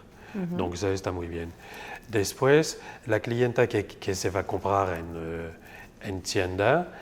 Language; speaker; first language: Spanish; non-native, fluent; French